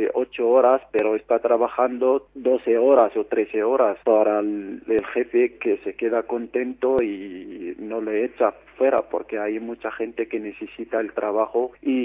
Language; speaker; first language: Spanish; non-native, fluent; Arabic